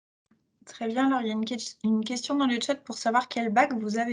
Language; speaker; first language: French; native; French